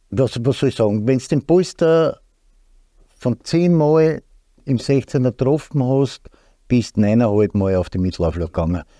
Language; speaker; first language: German; native; German